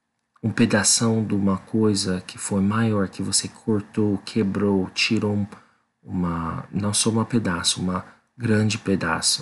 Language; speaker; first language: Portuguese; non-native, learner; English